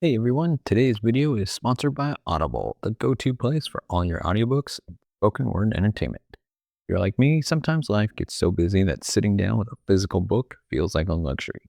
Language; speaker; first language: English; native; English